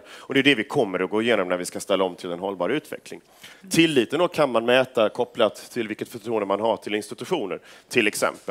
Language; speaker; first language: Swedish; native; Swedish